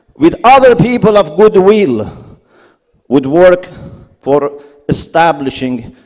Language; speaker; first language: English; non-native, fluent; Persian